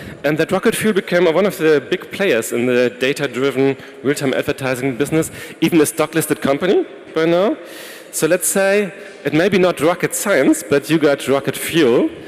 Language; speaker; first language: English; non-native, fluent; German